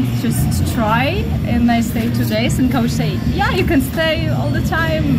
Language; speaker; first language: English; non-native, fluent; Ukrainian